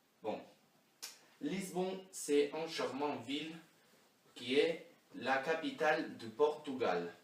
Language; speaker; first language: French; non-native, learner; Spanish